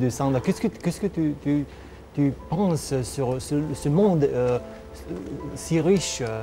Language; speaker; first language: French; non-native, fluent; Romanian